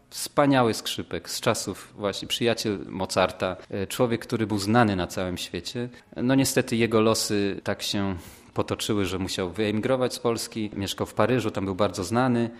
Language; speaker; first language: Polish; native; Polish